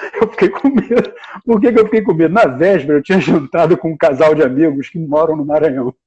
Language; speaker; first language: Portuguese; native; Portuguese